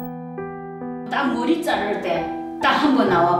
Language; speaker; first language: Korean; native; Korean